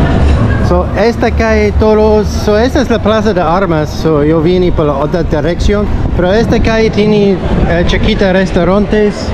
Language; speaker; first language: Spanish; non-native, learner; English